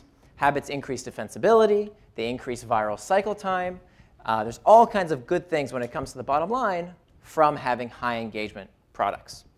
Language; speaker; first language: English; native; English